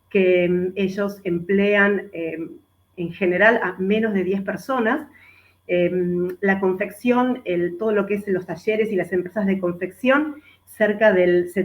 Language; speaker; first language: Spanish; native; Spanish